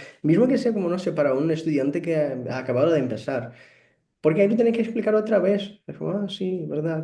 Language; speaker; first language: Spanish; non-native, fluent; Portuguese